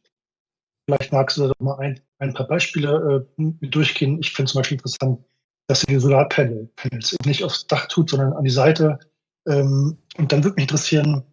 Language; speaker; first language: German; native; German